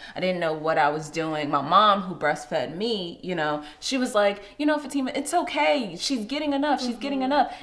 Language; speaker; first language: English; native; English